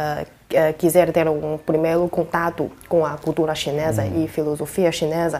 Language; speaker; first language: Portuguese; non-native, fluent; Chinese